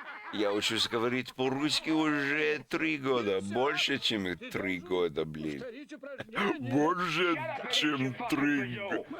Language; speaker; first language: Russian; non-native, learner; English